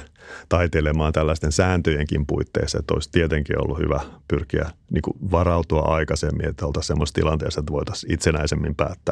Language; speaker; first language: Finnish; native; Finnish